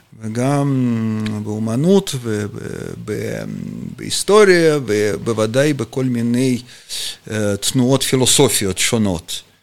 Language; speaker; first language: Hebrew; non-native, fluent; Russian